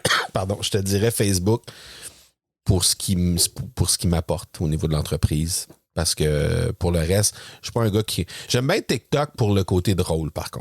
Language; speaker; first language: French; native; French